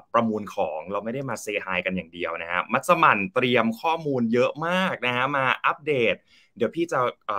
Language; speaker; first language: Thai; native; Thai